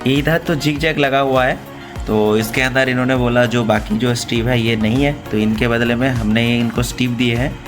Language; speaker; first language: Hindi; non-native, local second language; Odia